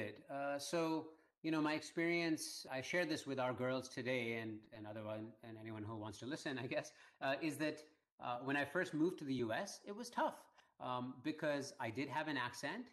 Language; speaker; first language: English; early bilingual, other home language; Hindi